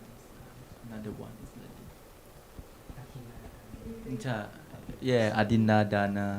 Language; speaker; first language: English; non-native, learner; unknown